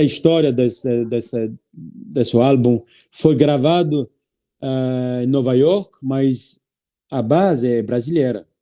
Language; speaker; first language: Portuguese; non-native, learner; French